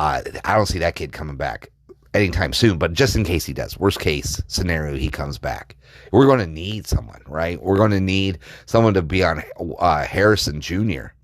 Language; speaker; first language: English; native; English